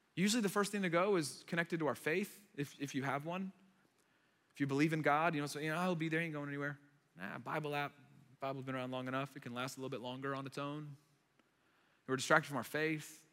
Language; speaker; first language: English; early bilingual, other home language; Arabic